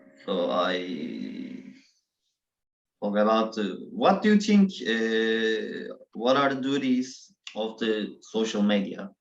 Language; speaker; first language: English; non-native, learner; Turkish